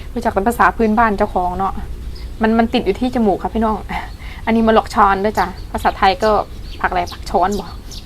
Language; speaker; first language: Thai; non-native, local second language; Northern Khmer